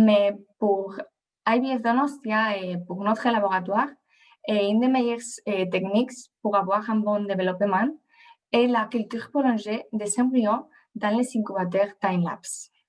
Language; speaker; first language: French; non-native, fluent; Spanish